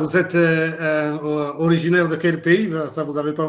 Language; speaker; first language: French; non-native, local second language; Lingala